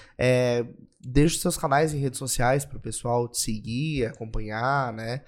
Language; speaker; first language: Portuguese; native; Portuguese